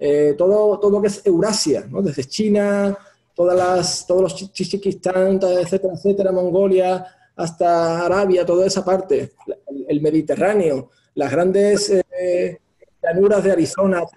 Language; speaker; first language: Spanish; native; Spanish